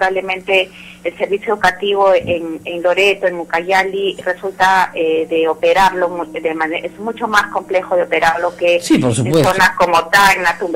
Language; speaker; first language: Spanish; native; Spanish